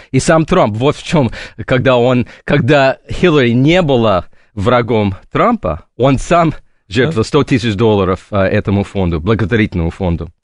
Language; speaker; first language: Russian; non-native, fluent; English